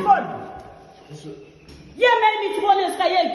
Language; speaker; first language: Swedish; non-native, learner; Somali